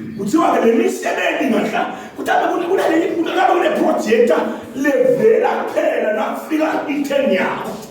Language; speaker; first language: Zulu; non-native, local second language; Swati